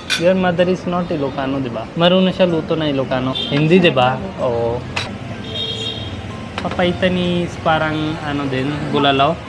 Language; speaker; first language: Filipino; non-native, learner; Hindi